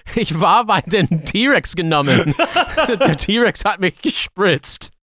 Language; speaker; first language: German; non-native, learner; English